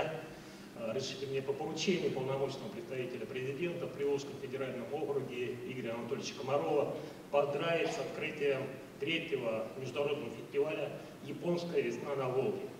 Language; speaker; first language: Russian; native; Russian